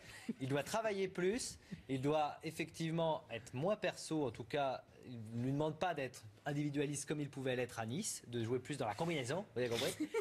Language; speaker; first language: French; native; French